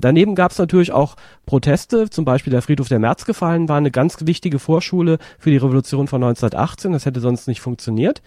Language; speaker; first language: German; native; German